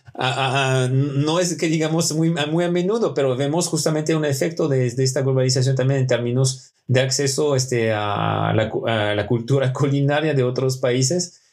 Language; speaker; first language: Spanish; non-native, fluent; French